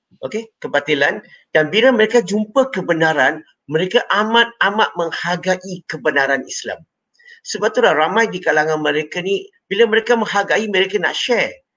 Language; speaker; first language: Malay; non-native, local second language; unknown